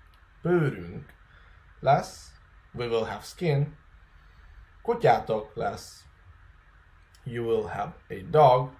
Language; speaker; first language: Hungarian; non-native, fluent; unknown